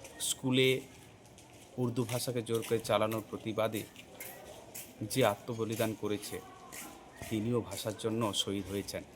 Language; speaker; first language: Bangla; native; Bangla